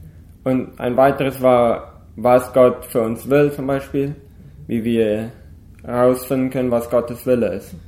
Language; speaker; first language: German; non-native, local second language; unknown